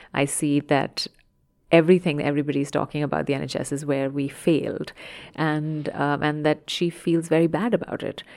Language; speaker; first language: English; non-native, local second language; Hindi